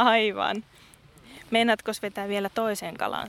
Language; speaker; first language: Finnish; native; Finnish